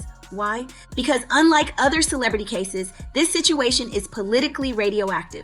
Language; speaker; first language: English; native; English